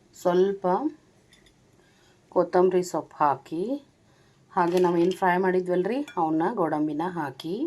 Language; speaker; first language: Kannada; native; Kannada